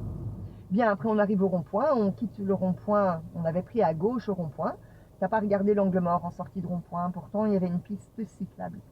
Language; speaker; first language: French; native; French